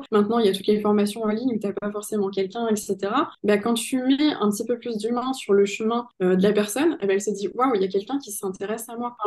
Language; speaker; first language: French; native; French